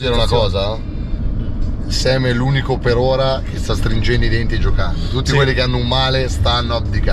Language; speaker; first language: Italian; native; Italian